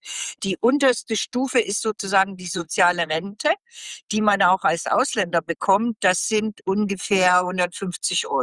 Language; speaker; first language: German; native; German